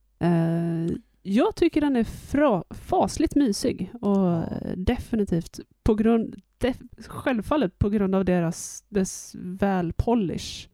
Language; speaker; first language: Swedish; native; Swedish